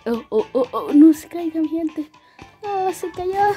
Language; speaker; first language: Spanish; native; Spanish